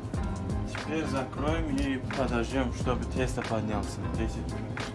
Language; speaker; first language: Russian; non-native, learner; Turkmen